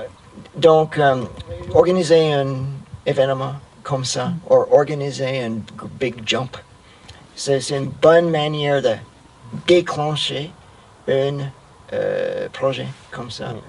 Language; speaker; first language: French; non-native, fluent; English